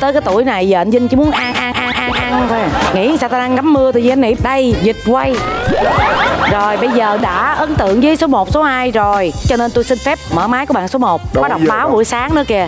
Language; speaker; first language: Vietnamese; native; Vietnamese